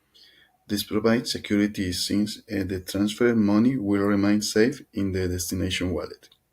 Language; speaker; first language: English; non-native, learner; Spanish